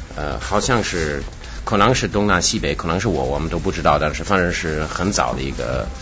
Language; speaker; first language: Chinese; non-native, fluent; Russian